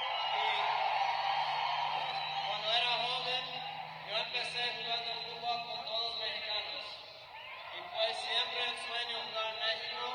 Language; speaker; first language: Spanish; non-native, fluent; English